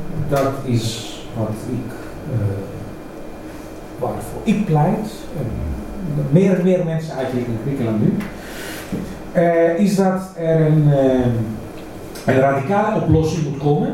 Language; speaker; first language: Dutch; non-native, fluent; Greek